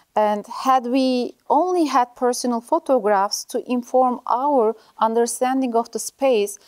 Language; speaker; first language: English; non-native, learner; Turkish